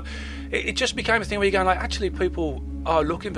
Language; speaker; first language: English; native; English